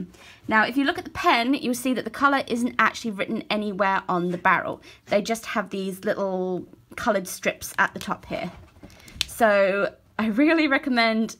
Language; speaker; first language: English; native; English